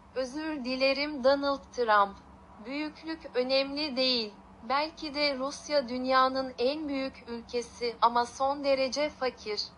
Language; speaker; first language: Turkish; non-native, fluent; Ukrainian